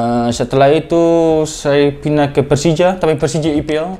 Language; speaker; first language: Indonesian; non-native, fluent; Dutch